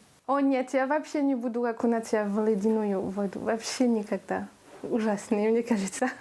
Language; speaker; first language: Russian; non-native, learner; French